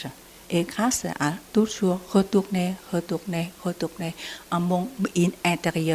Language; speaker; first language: French; non-native, learner; Vietnamese